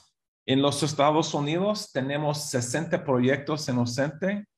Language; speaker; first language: Spanish; non-native, fluent; English